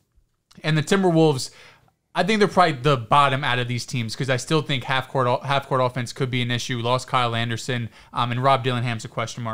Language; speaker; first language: English; native; English